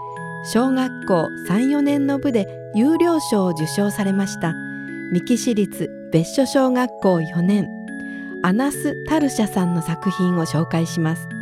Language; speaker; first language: Japanese; native; Japanese